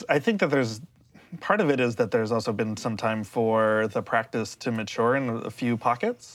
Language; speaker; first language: English; native; English